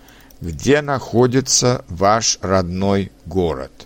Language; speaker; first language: Russian; non-native, learner; Czech